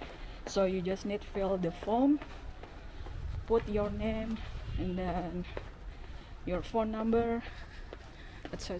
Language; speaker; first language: English; non-native, fluent; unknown